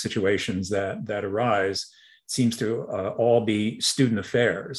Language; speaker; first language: English; native; English